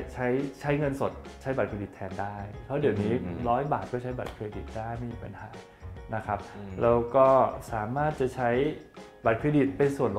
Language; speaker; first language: Thai; native; Thai